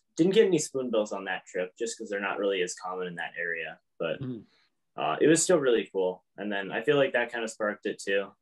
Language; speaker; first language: English; native; English